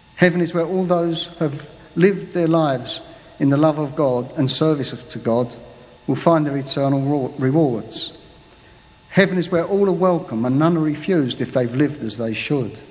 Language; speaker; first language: English; native; English